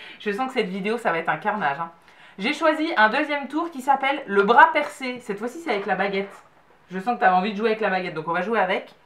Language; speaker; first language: French; native; French